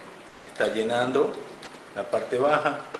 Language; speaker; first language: Spanish; native; Spanish